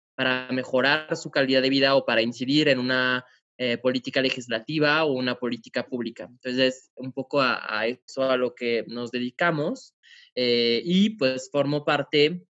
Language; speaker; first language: Spanish; non-native, fluent; French